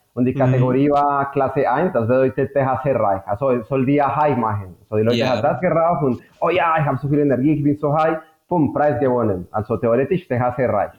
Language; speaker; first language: German; non-native, fluent; Spanish